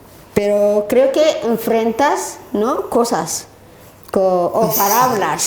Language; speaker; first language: Spanish; non-native, learner; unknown